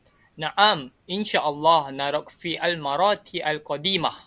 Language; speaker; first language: Arabic; non-native, learner; Malay